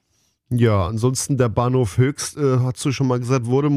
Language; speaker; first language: German; native; German